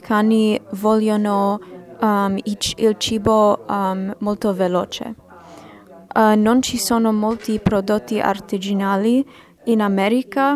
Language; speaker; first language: Italian; non-native, learner; English